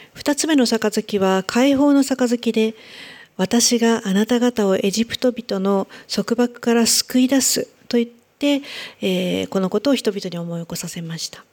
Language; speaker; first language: Japanese; native; Japanese